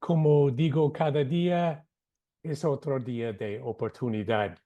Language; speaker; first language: Spanish; non-native, fluent; English